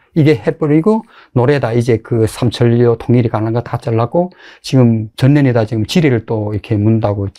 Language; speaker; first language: Korean; native; Korean